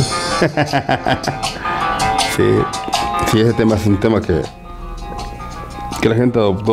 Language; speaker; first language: Spanish; native; Spanish